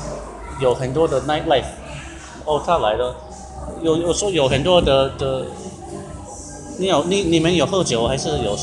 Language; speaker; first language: Chinese; non-native, learner; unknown